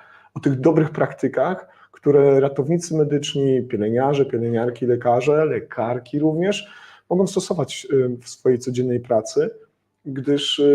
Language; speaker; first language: Polish; native; Polish